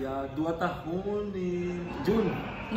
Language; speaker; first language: Indonesian; non-native, learner; Spanish